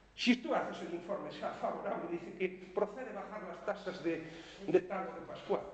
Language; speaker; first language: Spanish; non-native, local second language; Galician